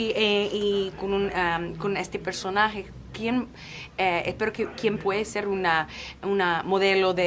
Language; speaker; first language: Spanish; non-native, fluent; English